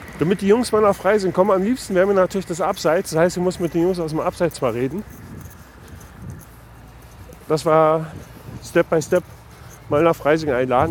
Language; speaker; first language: German; native; German